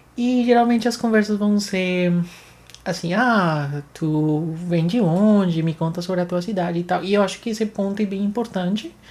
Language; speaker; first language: Portuguese; non-native, fluent; Spanish